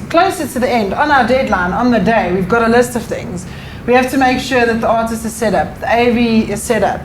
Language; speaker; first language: English; native; English